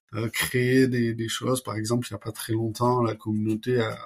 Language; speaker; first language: French; native; French